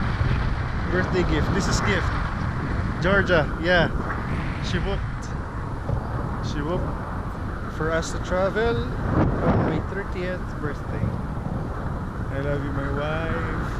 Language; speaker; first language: English; non-native, learner; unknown